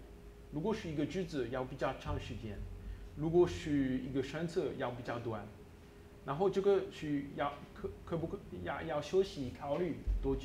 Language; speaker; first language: Chinese; non-native, learner; French